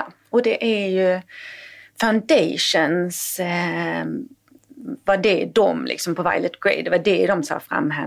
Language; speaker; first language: Swedish; native; Swedish